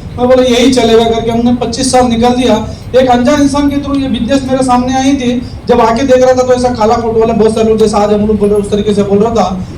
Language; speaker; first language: Hindi; non-native, local second language; Kannada